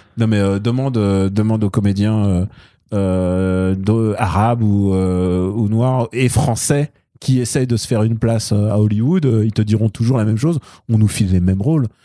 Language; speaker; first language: French; early bilingual, other home language; Russian